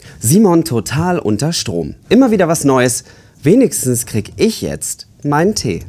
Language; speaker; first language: German; native; German